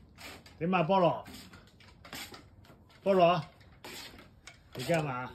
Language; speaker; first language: Cantonese; native; Cantonese